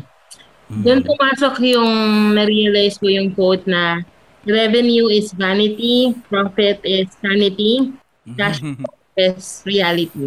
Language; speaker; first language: English; non-native, local second language; Filipino